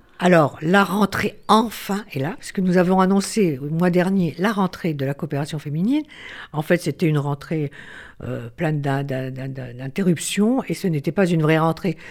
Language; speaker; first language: French; native; French